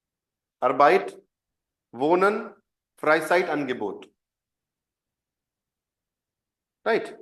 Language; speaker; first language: German; non-native, fluent; Hindi